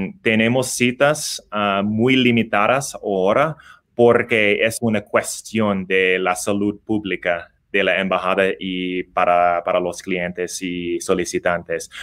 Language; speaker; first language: Spanish; non-native, learner; English